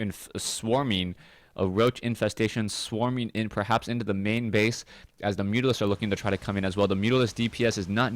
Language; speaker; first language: English; native; English